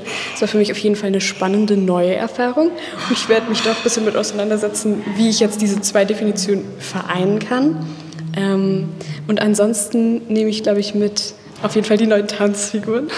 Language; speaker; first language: German; native; German